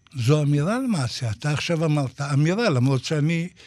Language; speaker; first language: Hebrew; native; Hebrew